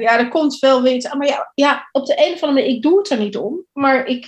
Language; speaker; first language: Dutch; native; Dutch